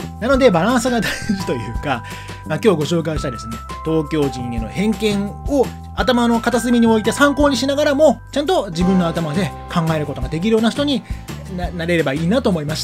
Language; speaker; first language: Japanese; native; Japanese